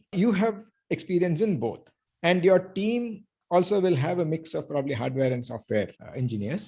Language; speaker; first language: English; non-native, local second language; Tamil